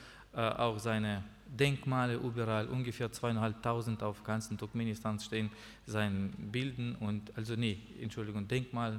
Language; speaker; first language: German; non-native, learner; Russian